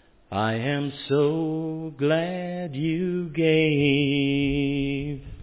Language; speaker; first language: English; native; English